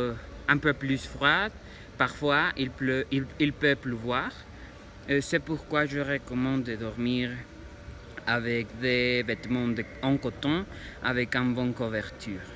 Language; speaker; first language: French; non-native, learner; Spanish